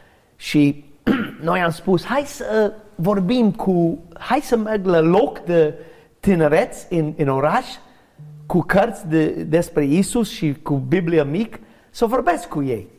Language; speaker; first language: Romanian; non-native, learner; English